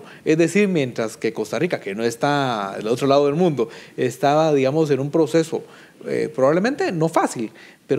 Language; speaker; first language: Spanish; native; Spanish